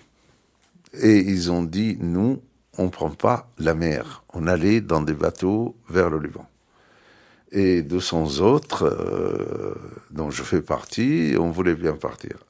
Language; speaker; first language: French; non-native, fluent; Arabic